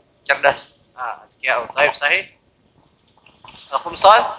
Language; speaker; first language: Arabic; non-native, fluent; Indonesian